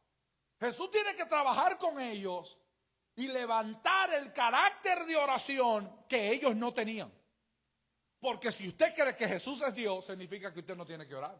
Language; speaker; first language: Spanish; native; Spanish